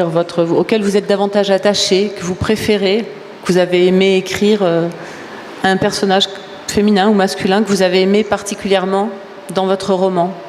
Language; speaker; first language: French; native; French